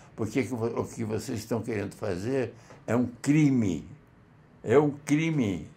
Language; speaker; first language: Portuguese; native; Portuguese